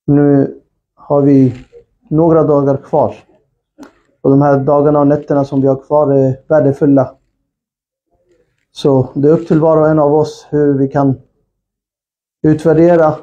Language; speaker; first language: Swedish; non-native, fluent; Urdu